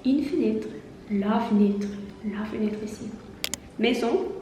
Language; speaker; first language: French; non-native, learner; Norwegian